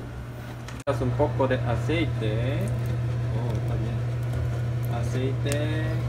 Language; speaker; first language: Spanish; non-native, learner; Korean